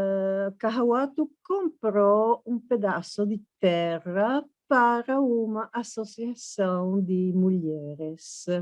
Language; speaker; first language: Portuguese; non-native, fluent; Italian